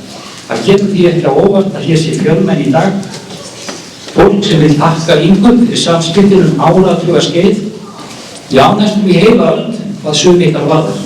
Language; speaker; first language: Icelandic; native; Icelandic